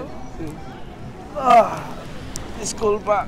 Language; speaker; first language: Spanish; non-native, learner; English